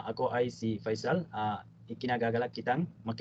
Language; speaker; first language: Filipino; non-native, learner; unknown